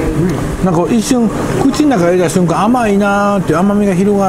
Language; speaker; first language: Japanese; native; Japanese